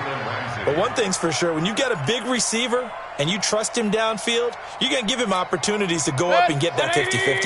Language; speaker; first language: English; native; English